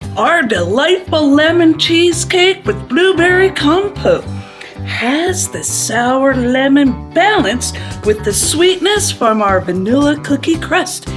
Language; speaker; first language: English; native; English